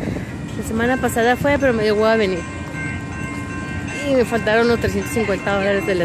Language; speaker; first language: Spanish; native; Spanish